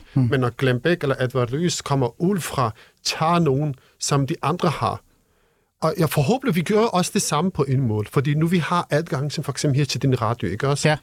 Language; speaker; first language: Danish; non-native, fluent; Kurdish